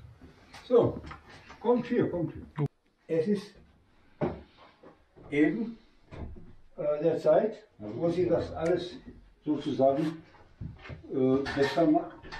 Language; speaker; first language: German; non-native, fluent; Bosnian